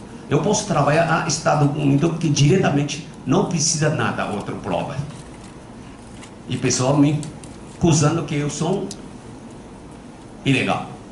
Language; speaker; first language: Portuguese; non-native, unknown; Chinese